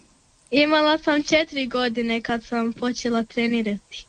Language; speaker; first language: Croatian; early bilingual, heritage; Serbian